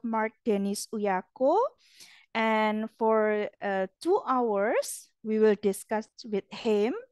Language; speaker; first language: English; non-native, fluent; Indonesian